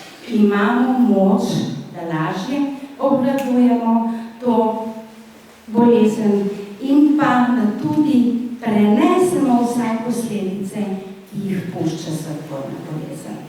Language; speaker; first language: Slovenian; native; Slovenian